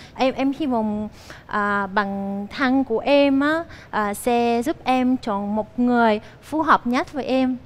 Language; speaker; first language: Vietnamese; early bilingual, other home language; Ukrainian